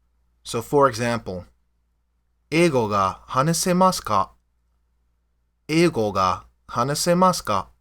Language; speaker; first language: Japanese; non-native, learner; English